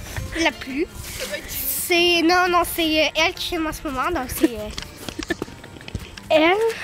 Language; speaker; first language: French; native; French